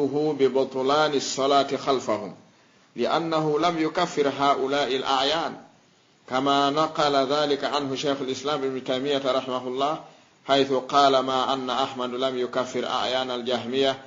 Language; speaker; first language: Arabic; non-native, fluent; Fula